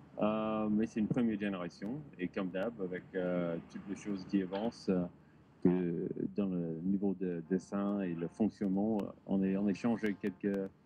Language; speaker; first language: French; non-native, learner; English